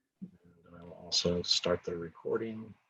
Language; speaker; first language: English; native; English